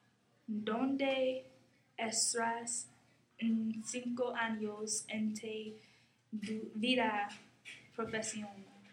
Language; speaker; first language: Spanish; non-native, learner; English